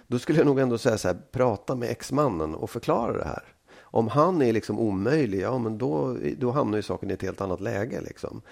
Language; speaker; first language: Swedish; native; Swedish